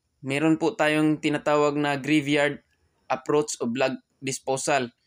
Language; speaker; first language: Filipino; non-native, local second language; Cebuano